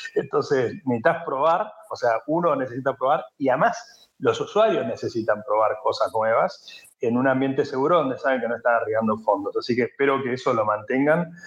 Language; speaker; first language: Spanish; native; Spanish